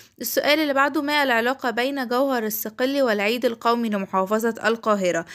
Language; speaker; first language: Arabic; native; Arabic